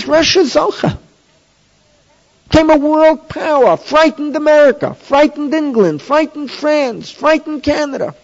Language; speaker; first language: English; native; English